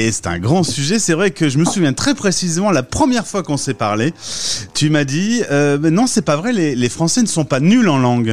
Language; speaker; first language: French; native; French